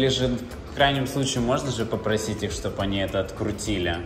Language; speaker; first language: Russian; native; Russian